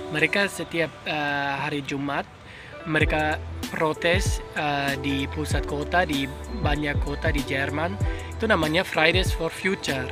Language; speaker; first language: Indonesian; non-native, fluent; German